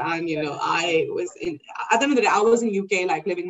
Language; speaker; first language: English; non-native, local second language; Urdu